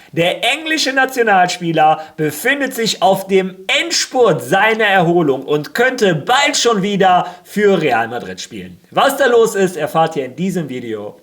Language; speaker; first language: German; early bilingual, other home language; Spanish